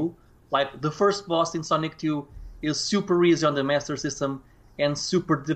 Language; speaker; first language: English; non-native, fluent; Portuguese